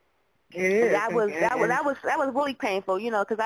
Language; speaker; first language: English; native; English